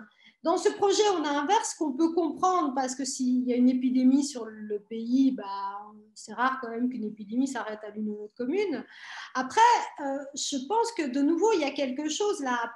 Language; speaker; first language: French; native; French